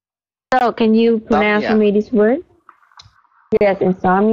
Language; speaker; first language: English; non-native, fluent; Vietnamese